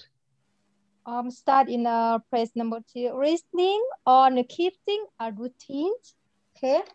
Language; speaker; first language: English; non-native, learner; Thai